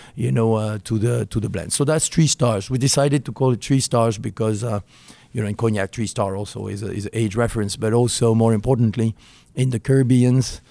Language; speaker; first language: English; non-native, fluent; French